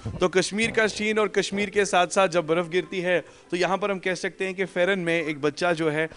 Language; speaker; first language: Hindi; non-native, local second language; Kashmiri